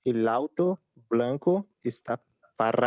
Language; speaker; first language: Spanish; non-native, learner; Portuguese